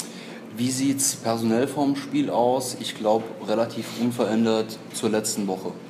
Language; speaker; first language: German; native; German